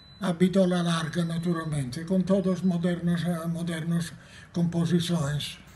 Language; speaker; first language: Portuguese; non-native, fluent; Italian